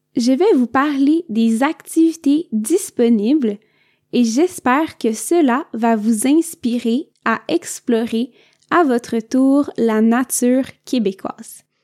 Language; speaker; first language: French; native; French